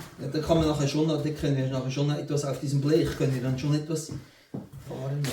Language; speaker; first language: German; native; German